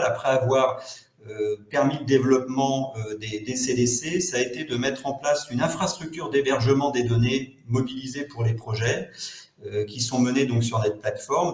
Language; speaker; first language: French; native; French